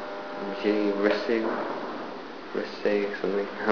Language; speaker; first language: French; non-native, learner; English